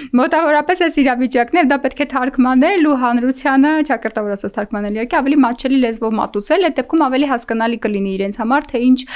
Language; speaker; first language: Armenian; native; Armenian